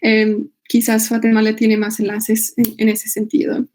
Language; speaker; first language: Spanish; non-native, fluent; English